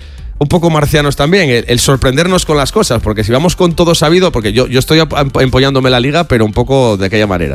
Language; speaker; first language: Spanish; native; Spanish